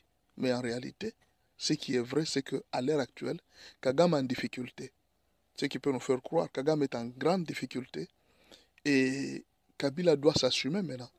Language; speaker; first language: French; non-native, local second language; Lingala